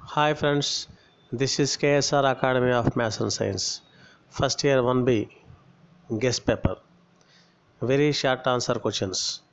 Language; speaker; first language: English; non-native, local second language; Telugu